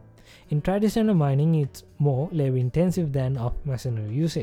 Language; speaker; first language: English; non-native, local second language; Sinhala